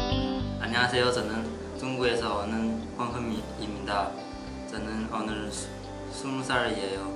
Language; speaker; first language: Korean; non-native, learner; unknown